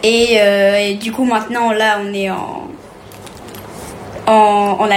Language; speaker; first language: French; early bilingual, heritage; French